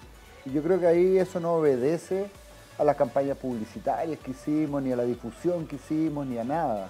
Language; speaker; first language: Spanish; native; Spanish